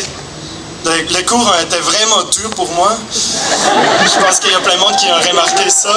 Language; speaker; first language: French; non-native, fluent; German